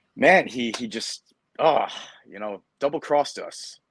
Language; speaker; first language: English; native; English